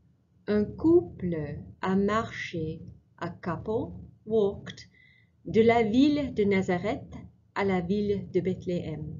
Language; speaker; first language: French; non-native, fluent; English